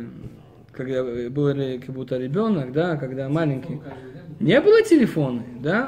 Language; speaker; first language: Russian; early bilingual, heritage; Russian